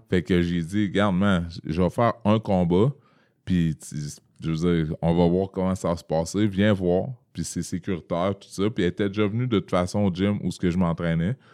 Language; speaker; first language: French; native; French